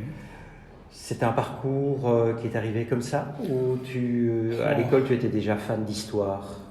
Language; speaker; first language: French; native; French